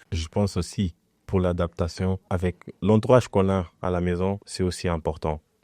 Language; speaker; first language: French; non-native, fluent; Portuguese